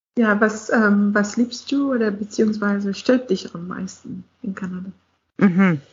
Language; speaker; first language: German; non-native, fluent; English